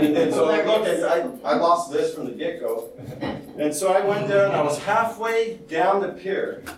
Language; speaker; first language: English; native; English